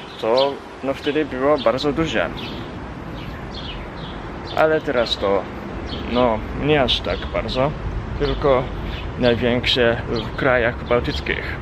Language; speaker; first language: Polish; non-native, fluent; Japanese